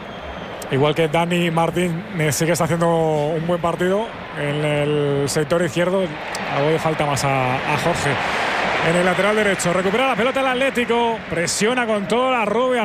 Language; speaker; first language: Spanish; native; Spanish